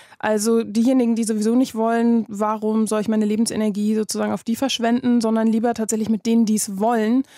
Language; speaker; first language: German; native; German